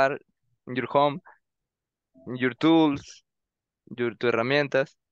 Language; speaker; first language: English; non-native, learner; Spanish